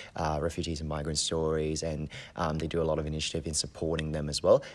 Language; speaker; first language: English; non-native, local second language; Cantonese